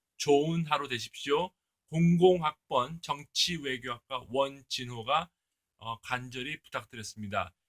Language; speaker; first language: Korean; early bilingual, heritage; Korean